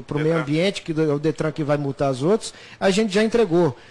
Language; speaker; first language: Portuguese; native; Portuguese